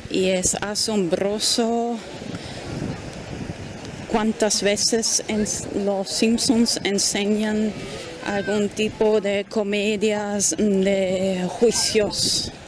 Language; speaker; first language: Spanish; non-native, fluent; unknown